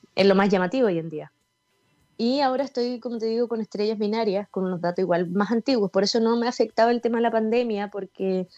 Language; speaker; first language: Spanish; native; Spanish